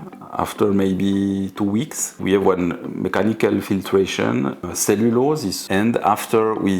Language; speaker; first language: English; non-native, learner; French